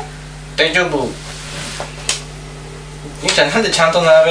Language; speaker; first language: Japanese; native; Japanese